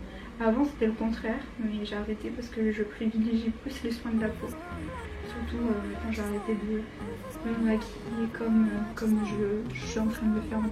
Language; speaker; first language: French; native; French